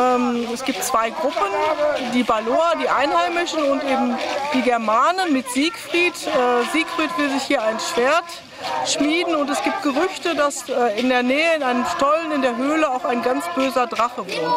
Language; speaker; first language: German; native; German